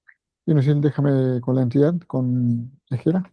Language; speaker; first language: Spanish; native; Spanish